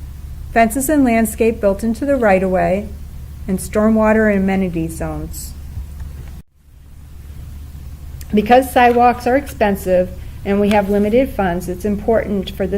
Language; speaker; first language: English; native; English